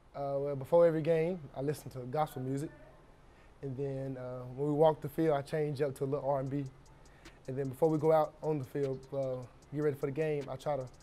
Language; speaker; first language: English; native; English